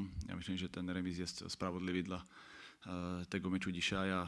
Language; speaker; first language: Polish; non-native, learner; Slovak